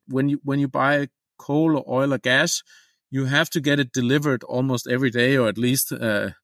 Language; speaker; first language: English; non-native, fluent; Danish